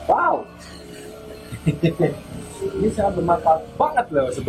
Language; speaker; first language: Indonesian; native; Indonesian